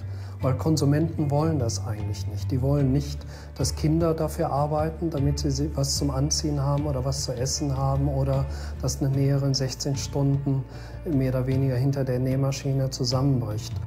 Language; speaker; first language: German; native; German